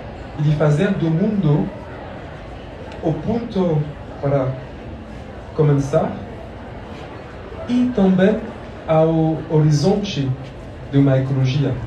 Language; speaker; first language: Portuguese; non-native, learner; French